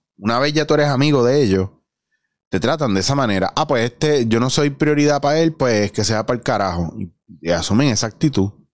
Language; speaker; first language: Spanish; native; Spanish